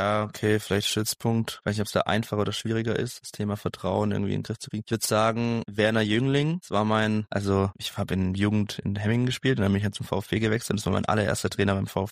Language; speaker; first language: German; native; German